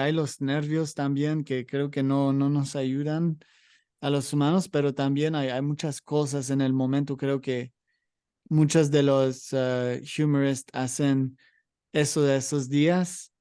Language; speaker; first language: Spanish; non-native, learner; English